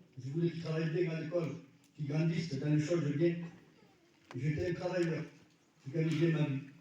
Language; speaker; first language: French; early bilingual, other home language; Arabic